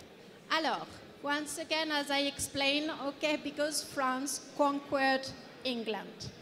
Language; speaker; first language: English; non-native, fluent; French